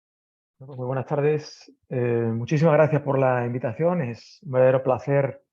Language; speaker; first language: Spanish; native; Spanish